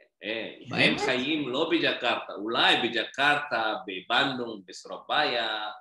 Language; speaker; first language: Hebrew; non-native, learner; Indonesian